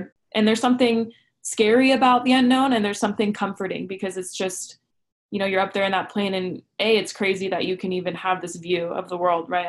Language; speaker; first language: English; native; English